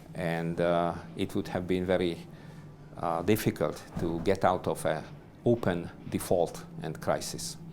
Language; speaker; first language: English; non-native, fluent; Hungarian